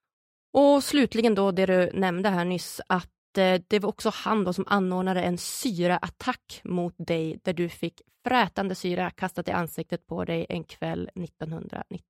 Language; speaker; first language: Swedish; native; Swedish